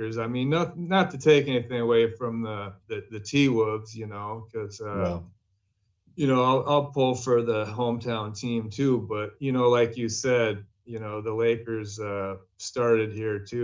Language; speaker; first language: English; native; English